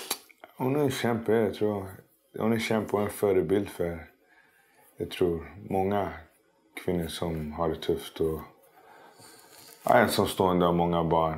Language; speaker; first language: Swedish; early bilingual, other home language; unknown